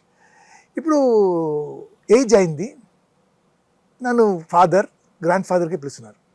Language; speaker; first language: Telugu; non-native, fluent; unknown